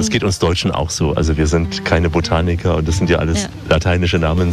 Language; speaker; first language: German; native; German